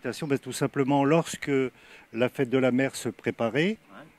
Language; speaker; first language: French; native; French